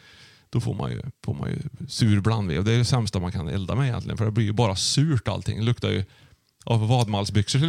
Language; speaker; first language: Swedish; native; Swedish